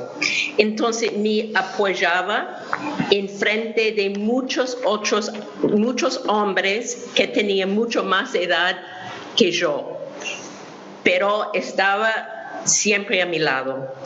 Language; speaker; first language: Spanish; non-native, fluent; English